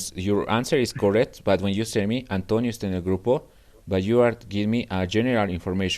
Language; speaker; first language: English; non-native, learner; Spanish